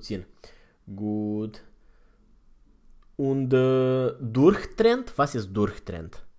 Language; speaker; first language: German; non-native, fluent; Romanian